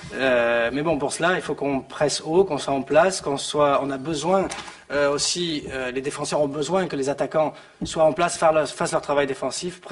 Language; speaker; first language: French; native; French